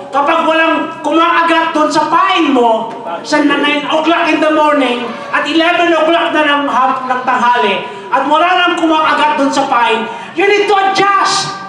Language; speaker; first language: Filipino; non-native, local second language; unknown